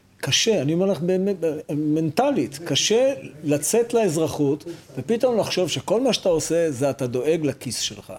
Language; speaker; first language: Hebrew; native; Hebrew